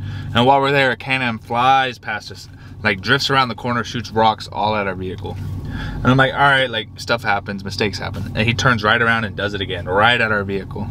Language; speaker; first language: English; native; English